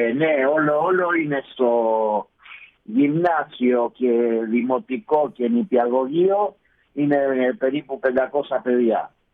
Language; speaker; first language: Greek; early bilingual, heritage; Greek